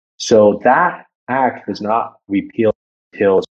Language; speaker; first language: English; early bilingual, other home language; Chinese